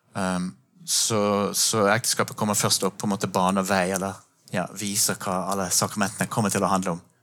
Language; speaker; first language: Norwegian; non-native, fluent; English